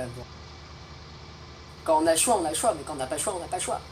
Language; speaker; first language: French; native; French